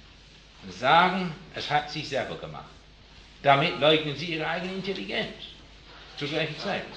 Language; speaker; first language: German; non-native, fluent; English